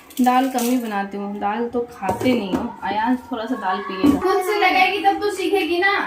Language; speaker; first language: Hindi; native; Hindi